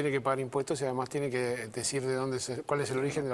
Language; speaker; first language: Spanish; native; Spanish